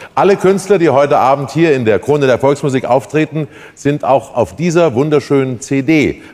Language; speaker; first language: German; native; German